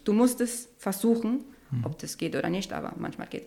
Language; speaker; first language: German; non-native, learner; Spanish